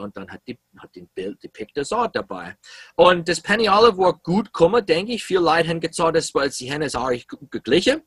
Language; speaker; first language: German; early bilingual, heritage; English